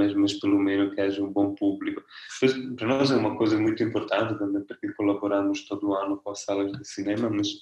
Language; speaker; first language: Portuguese; non-native, fluent; Italian